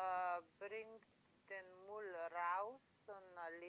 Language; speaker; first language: German; non-native, learner; Macedonian